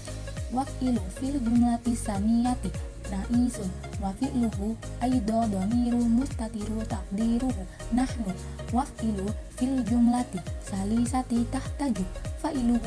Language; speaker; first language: Arabic; non-native, learner; Indonesian